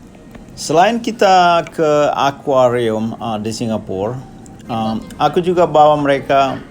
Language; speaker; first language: Indonesian; non-native, local second language; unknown